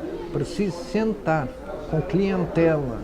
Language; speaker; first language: Portuguese; non-native, fluent; Dutch